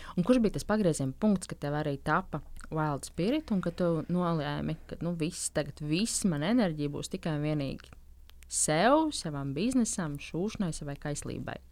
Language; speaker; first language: Latvian; native; Latvian